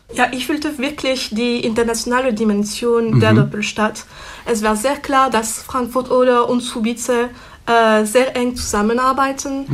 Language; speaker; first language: German; non-native, fluent; French